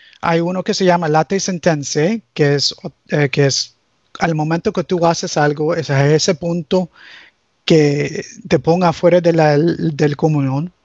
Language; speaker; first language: Spanish; early bilingual, heritage; English